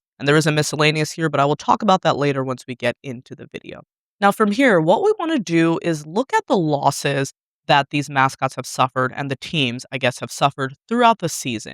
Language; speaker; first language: English; native; English